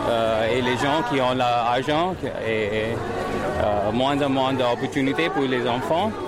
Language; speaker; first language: French; non-native, fluent; English